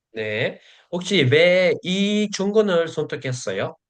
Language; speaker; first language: Korean; non-native, fluent; Uzbek